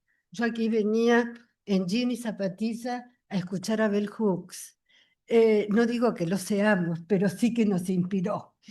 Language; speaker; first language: Spanish; native; Spanish